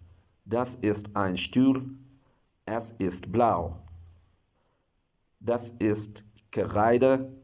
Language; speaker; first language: German; non-native, fluent; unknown